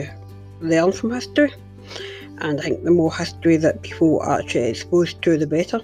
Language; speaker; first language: English; native; English